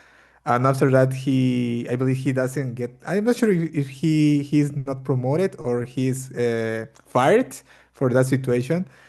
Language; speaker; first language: English; non-native, fluent; Spanish